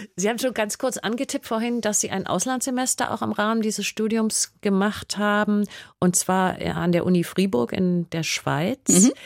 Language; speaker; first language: German; native; German